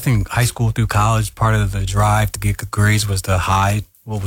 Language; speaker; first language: English; native; English